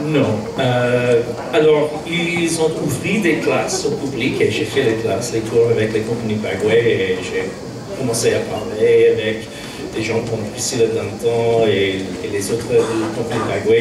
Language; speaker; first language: French; non-native, fluent; English